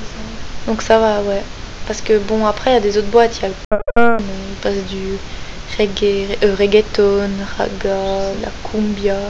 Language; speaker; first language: French; native; French